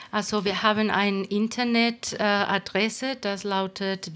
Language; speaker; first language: German; non-native, fluent; Spanish